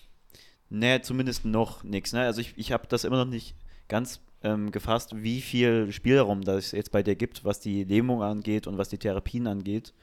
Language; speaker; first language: German; native; German